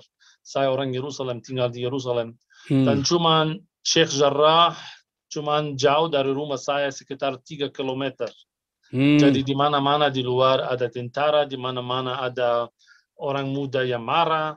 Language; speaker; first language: Indonesian; non-native, fluent; Arabic